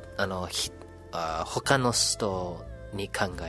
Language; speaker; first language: Japanese; non-native, learner; English